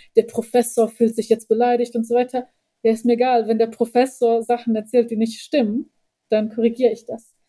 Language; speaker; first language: German; early bilingual, heritage; Bosnian